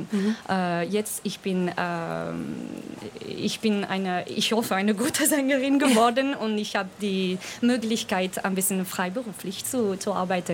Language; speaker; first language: German; non-native, fluent; French